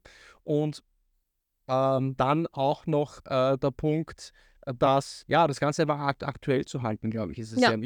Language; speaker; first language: German; native; German